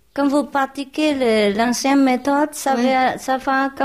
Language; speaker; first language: French; non-native, learner; Vietnamese